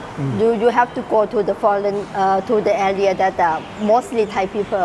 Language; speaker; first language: English; non-native, learner; Thai